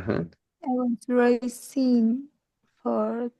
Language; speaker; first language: English; non-native, learner; Spanish